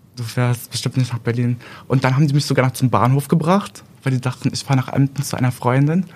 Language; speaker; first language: German; native; German